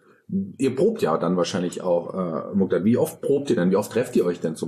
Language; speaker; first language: German; native; German